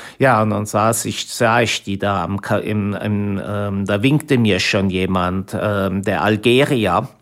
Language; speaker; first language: German; native; German